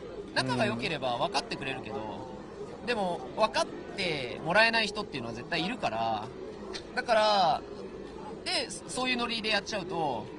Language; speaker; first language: Japanese; native; Japanese